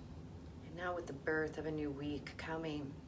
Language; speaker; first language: English; native; English